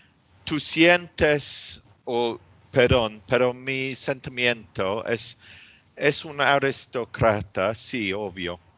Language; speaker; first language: Spanish; non-native, learner; English